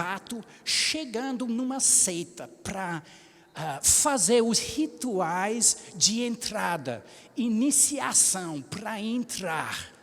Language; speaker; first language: Portuguese; non-native, fluent; English